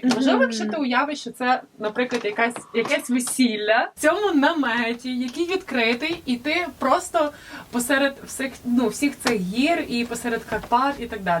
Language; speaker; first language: Ukrainian; native; Ukrainian